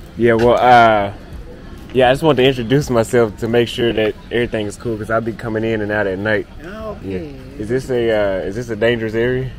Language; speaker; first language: English; native; English